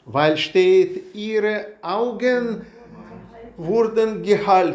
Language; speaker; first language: German; non-native, learner; Russian